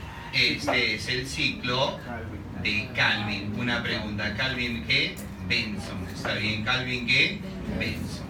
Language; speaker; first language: Spanish; native; Spanish